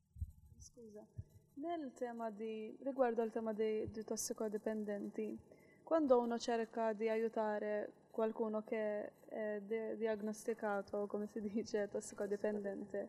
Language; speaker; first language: Italian; non-native, fluent; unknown